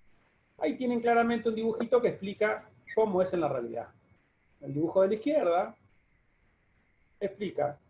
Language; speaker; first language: Spanish; native; Spanish